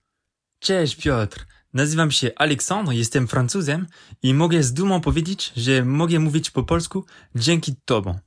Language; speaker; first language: Polish; non-native, learner; French